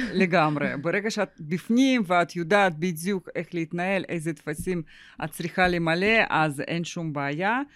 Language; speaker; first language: Hebrew; non-native, fluent; Russian